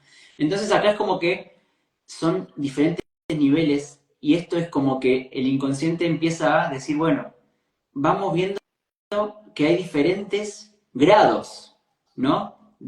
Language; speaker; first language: Spanish; native; Spanish